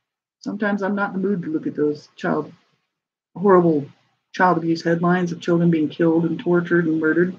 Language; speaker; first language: English; native; English